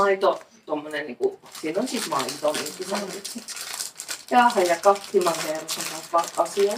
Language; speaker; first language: Finnish; native; Finnish